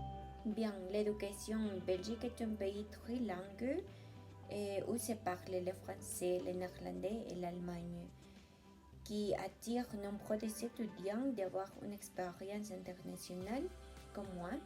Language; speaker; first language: French; non-native, learner; Spanish